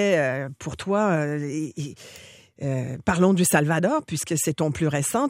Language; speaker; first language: French; native; French